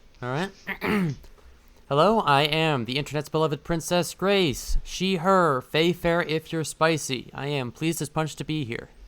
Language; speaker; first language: English; native; English